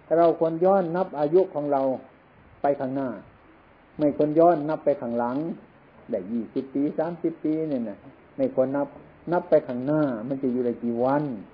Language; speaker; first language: Thai; non-native, local second language; Northeastern Thai